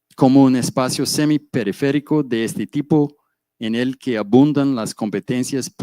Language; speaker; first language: Spanish; non-native, fluent; English